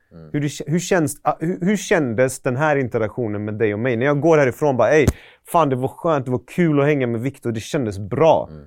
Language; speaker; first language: Swedish; early bilingual, other home language; Persian